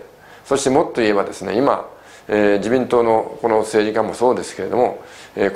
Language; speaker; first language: Japanese; native; Japanese